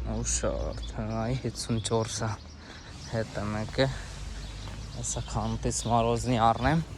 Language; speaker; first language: Armenian; non-native, learner; Hindi